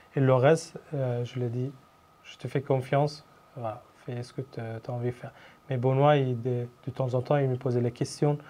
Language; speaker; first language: French; non-native, fluent; Persian